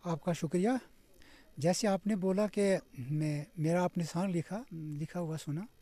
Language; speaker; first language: Hindi; non-native, local second language; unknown